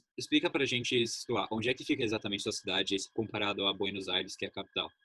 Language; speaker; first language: Portuguese; native; Portuguese